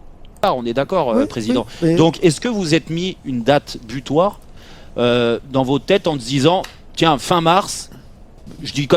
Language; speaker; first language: French; native; French